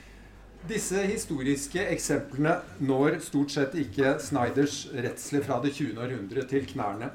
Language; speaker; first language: Norwegian; native; Norwegian